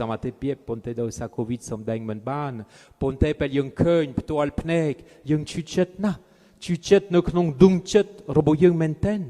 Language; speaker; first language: Khmer; non-native, fluent; French